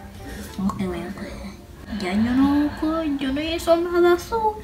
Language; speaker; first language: Spanish; early bilingual, heritage; Spanish